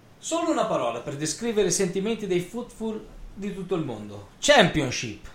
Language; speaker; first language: Italian; native; Italian